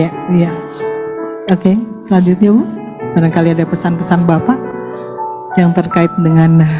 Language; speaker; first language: Indonesian; native; Indonesian